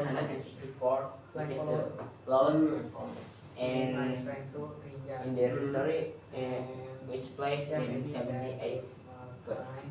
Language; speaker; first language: English; non-native, learner; Indonesian